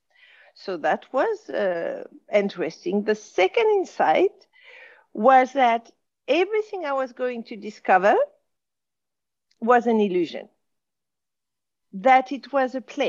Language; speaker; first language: English; non-native, fluent; French